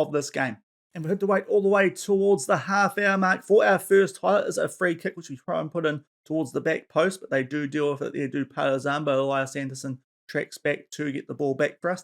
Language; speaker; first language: English; native; English